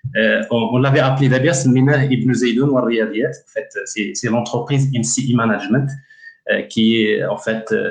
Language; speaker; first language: French; non-native, local second language; Tachelhit